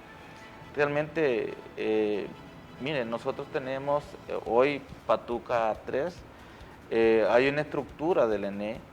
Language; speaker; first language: Spanish; native; Spanish